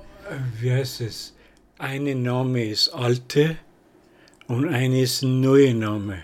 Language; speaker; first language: German; non-native, learner; Persian